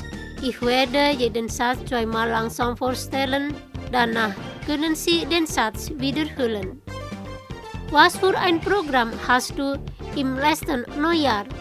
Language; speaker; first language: German; non-native, learner; Indonesian